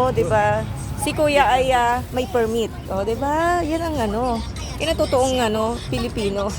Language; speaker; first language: Filipino; non-native, local second language; Hiligaynon